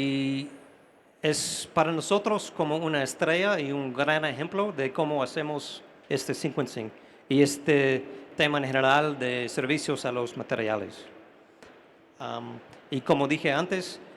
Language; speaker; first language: Spanish; non-native, fluent; English